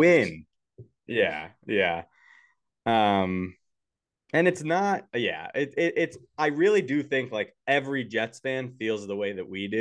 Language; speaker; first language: English; native; English